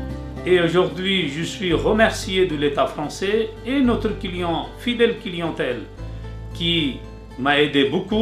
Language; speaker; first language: French; non-native, fluent; Urdu